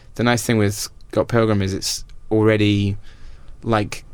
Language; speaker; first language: English; native; English